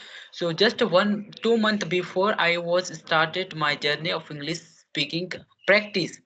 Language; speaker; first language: English; non-native, learner; Hindi